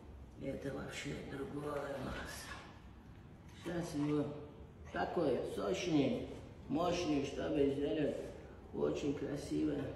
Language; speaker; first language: Russian; non-native, learner; Turkmen